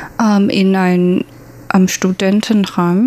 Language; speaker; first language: German; non-native, learner; Chinese